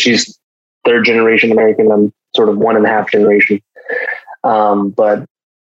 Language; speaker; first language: English; early bilingual, other home language; Chinese